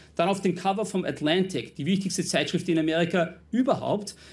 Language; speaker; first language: German; non-native, fluent; English